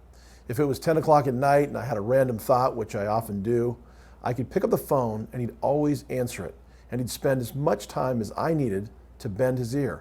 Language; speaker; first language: English; native; English